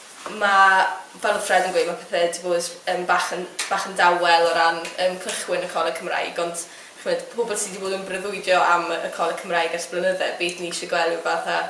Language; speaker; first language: Welsh; native; Welsh